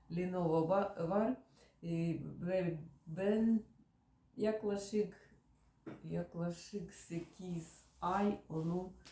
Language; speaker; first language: Turkish; early bilingual, heritage; Ukrainian